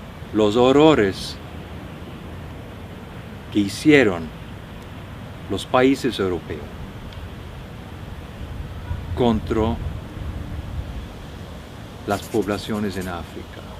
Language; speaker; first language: Spanish; non-native, fluent; Norwegian